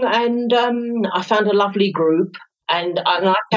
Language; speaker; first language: English; native; English